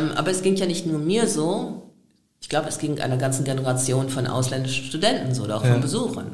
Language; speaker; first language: German; native; German